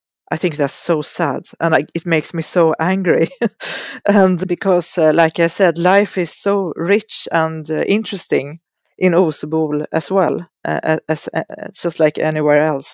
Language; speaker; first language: English; non-native, fluent; Swedish